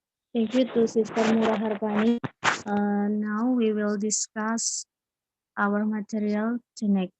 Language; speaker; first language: English; non-native, learner; Indonesian